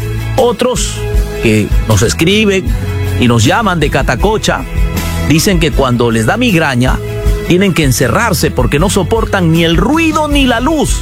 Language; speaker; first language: Spanish; native; Spanish